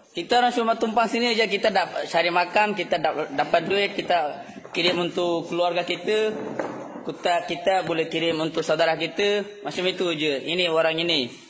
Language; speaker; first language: Malay; non-native, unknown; Rohingya